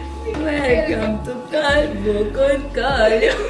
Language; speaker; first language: Spanish; non-native, learner; Filipino